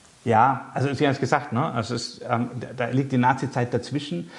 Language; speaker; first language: German; native; German